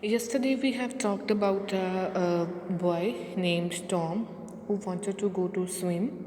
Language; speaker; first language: English; non-native, local second language; Punjabi